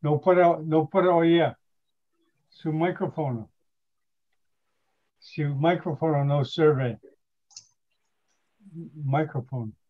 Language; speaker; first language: Spanish; non-native, learner; English